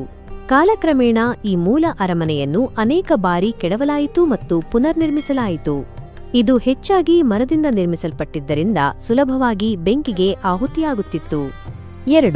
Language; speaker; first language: Kannada; native; Kannada